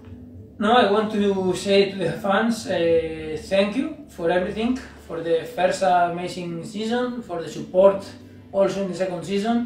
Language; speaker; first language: English; non-native, learner; Spanish